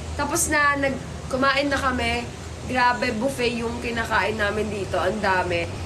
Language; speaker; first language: Filipino; non-native, local second language; Waray